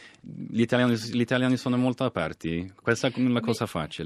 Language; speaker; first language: Italian; non-native, fluent; Swedish